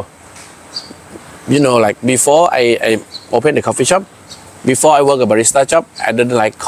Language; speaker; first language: English; non-native, learner; Thai